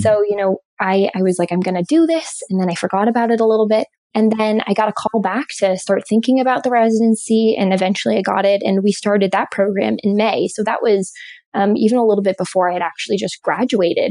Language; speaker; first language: English; native; English